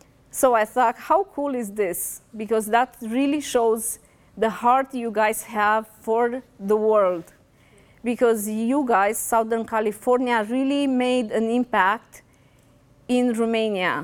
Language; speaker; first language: English; non-native, fluent; Romanian